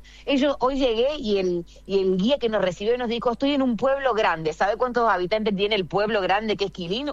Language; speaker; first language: Spanish; native; Spanish